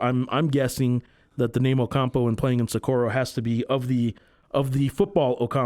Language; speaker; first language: English; native; English